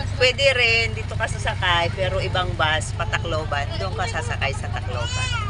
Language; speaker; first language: Filipino; non-native, local second language; Waray